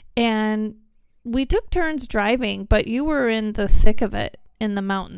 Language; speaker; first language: English; native; English